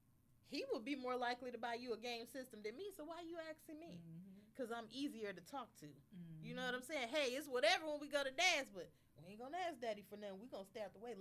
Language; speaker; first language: English; native; English